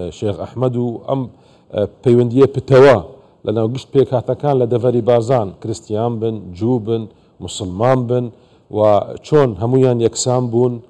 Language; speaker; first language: Central Kurdish; non-native, local second language; Assyrian Neo-Aramaic